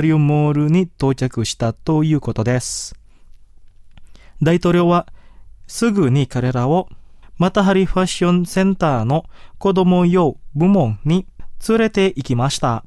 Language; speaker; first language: Japanese; non-native, fluent; Indonesian